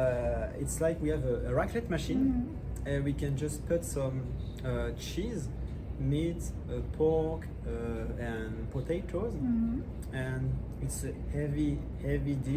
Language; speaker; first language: English; non-native, learner; French